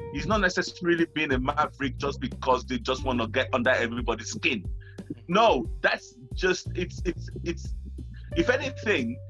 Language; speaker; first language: English; non-native, local second language; Yoruba